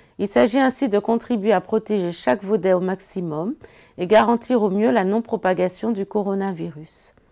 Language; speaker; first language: French; native; French